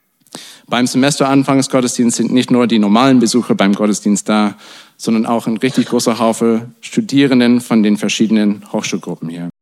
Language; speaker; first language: German; non-native, fluent; English